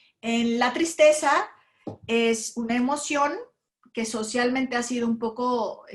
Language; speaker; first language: Spanish; native; Spanish